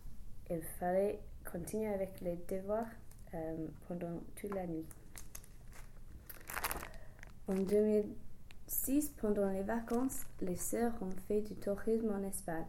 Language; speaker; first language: French; non-native, learner; English